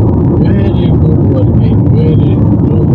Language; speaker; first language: English; non-native, learner; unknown